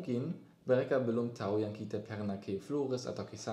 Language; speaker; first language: Indonesian; non-native, learner; German